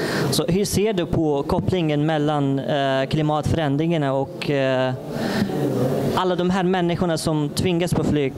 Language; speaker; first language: Swedish; non-native, fluent; Persian